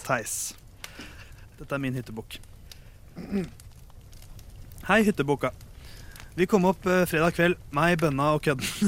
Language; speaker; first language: Norwegian; native; Norwegian